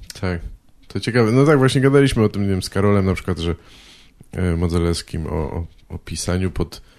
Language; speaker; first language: Polish; native; Polish